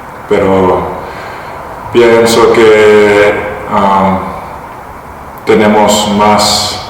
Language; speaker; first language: Spanish; non-native, learner; Dutch